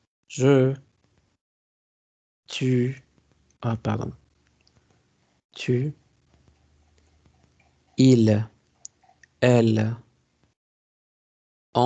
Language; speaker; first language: French; non-native, fluent; Spanish